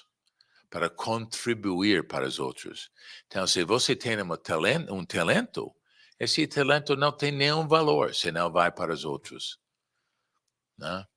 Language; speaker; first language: Portuguese; non-native, fluent; English